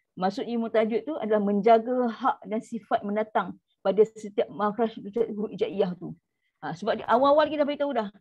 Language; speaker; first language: Malay; native; Malay